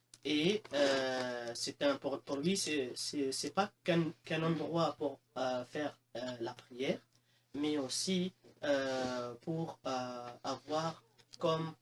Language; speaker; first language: French; non-native, local second language; Arabic